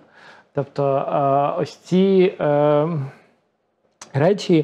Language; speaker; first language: Ukrainian; native; Ukrainian